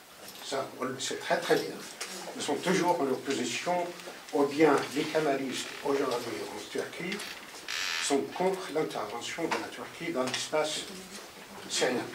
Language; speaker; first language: French; non-native, fluent; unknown